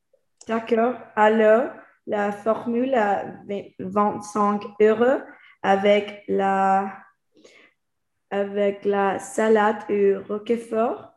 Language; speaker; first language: French; non-native, learner; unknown